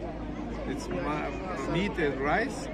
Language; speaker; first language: English; non-native, learner; Russian